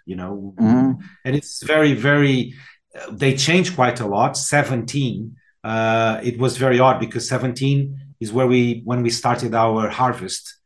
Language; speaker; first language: English; non-native, fluent; Portuguese